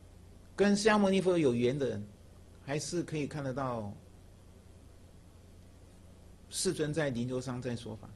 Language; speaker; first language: Chinese; native; Chinese